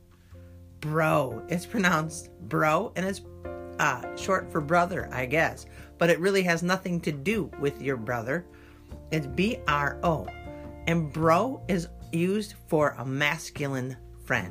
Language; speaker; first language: English; native; English